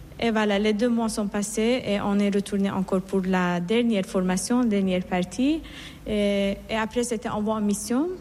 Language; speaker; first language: French; non-native, fluent; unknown